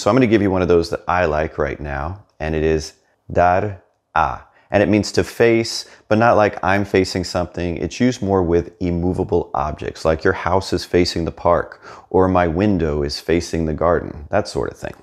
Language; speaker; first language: English; native; English